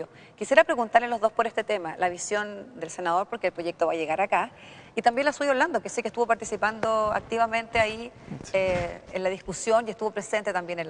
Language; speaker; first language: Spanish; native; Spanish